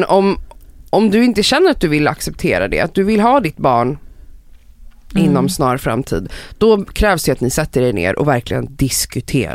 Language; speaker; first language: Swedish; native; Swedish